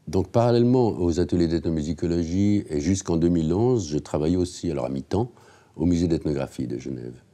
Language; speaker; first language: French; native; French